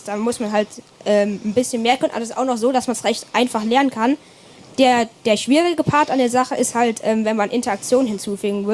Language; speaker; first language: German; native; German